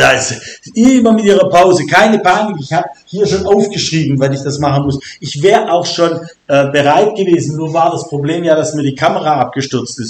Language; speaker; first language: German; native; German